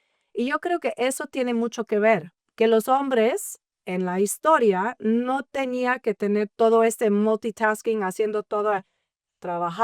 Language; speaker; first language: Spanish; early bilingual, heritage; English